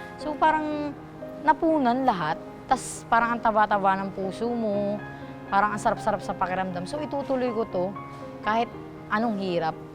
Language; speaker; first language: Filipino; native; Filipino